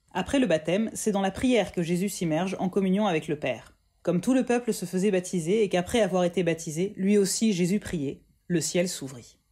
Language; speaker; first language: French; native; French